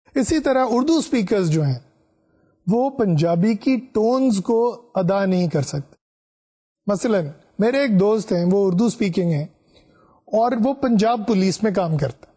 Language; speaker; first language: Urdu; non-native, local second language; Punjabi